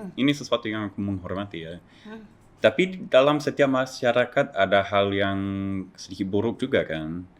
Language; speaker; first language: Indonesian; non-native, fluent; English